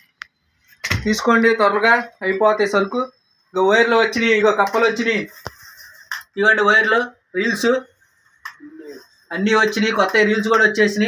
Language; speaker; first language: Telugu; native; Telugu